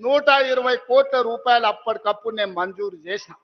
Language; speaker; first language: Telugu; native; Telugu